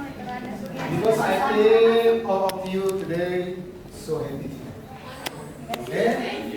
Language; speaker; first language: English; non-native, learner; Indonesian